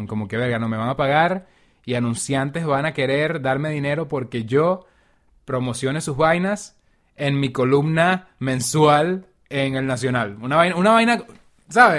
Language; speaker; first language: Spanish; native; Spanish